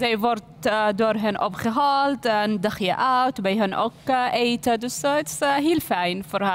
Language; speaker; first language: Dutch; non-native, learner; Arabic